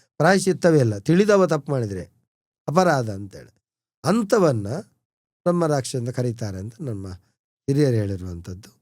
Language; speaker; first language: Kannada; non-native, local second language; Tulu